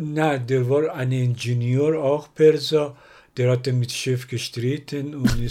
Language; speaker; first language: German; non-native, learner; Persian